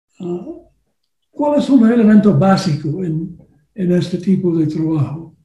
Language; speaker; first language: Spanish; non-native, learner; English